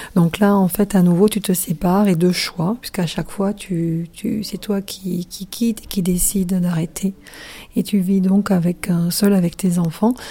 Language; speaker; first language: French; native; French